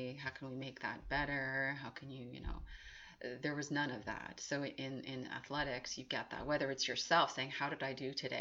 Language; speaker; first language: English; native; English